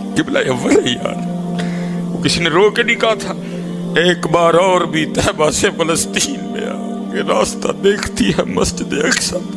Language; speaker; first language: Urdu; non-native, local second language; Punjabi